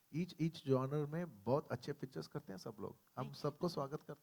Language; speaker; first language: Hindi; non-native, local second language; Telugu